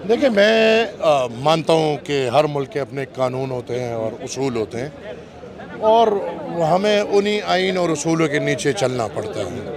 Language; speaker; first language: Hindi; non-native, local second language; Pashto